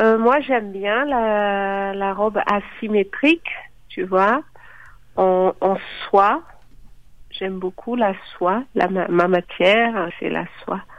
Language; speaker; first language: French; non-native, local second language; Malagasy